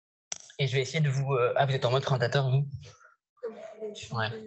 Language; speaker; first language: French; native; French